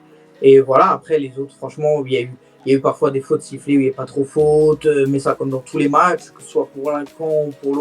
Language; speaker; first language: French; native; French